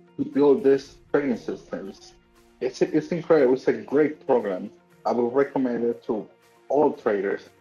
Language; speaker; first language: English; native; English